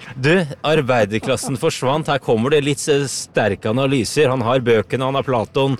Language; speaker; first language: Norwegian; native; Norwegian